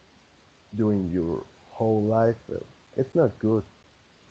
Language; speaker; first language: English; non-native, fluent; Spanish